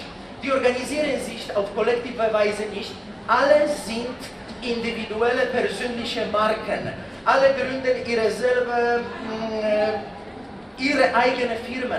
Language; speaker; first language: German; non-native, fluent; Polish